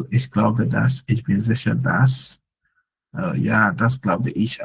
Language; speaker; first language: German; non-native, fluent; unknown